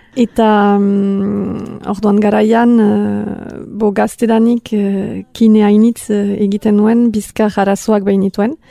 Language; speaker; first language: Basque; native; Basque